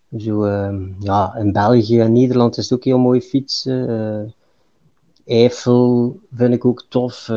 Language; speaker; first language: Dutch; native; Dutch